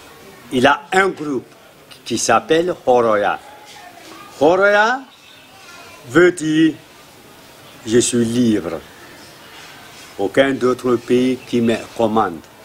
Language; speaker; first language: French; non-native, local second language; Mandingo